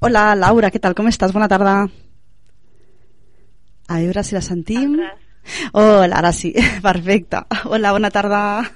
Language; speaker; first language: Catalan; native; Catalan